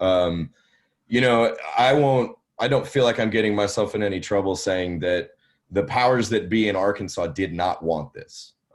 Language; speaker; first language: English; native; English